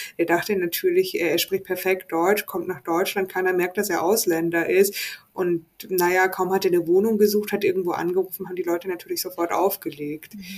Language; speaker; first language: German; native; German